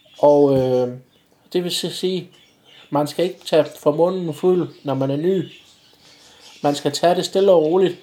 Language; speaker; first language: Danish; native; Danish